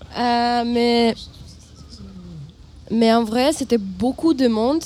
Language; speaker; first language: French; non-native, learner; Ukrainian